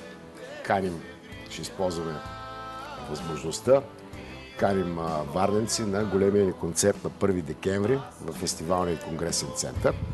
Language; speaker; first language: Bulgarian; native; Bulgarian